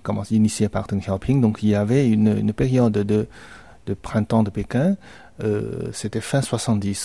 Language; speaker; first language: French; non-native, fluent; Chinese